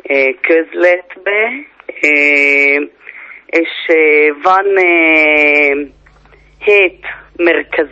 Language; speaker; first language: Hungarian; early bilingual, heritage; Hebrew